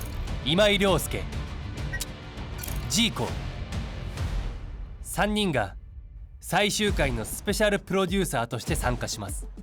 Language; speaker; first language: Japanese; native; Japanese